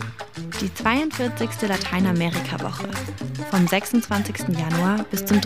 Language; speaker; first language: German; native; German